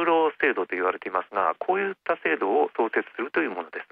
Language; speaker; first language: Japanese; native; Japanese